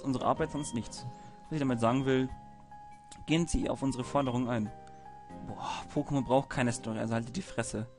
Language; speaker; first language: German; native; German